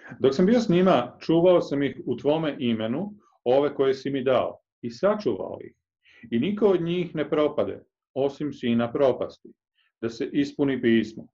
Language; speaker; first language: Croatian; native; Croatian